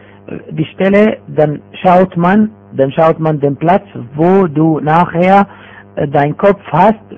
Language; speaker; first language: German; non-native, fluent; Arabic